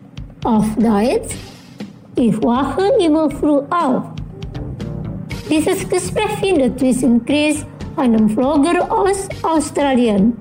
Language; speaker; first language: German; non-native, fluent; Indonesian